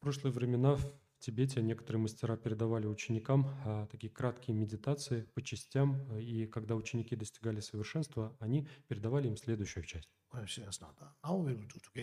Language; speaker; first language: Russian; native; Russian